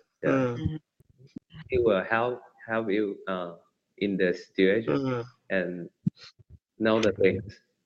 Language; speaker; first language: English; non-native, learner; Chinese